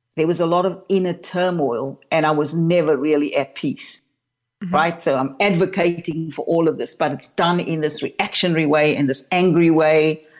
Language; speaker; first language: English; native; English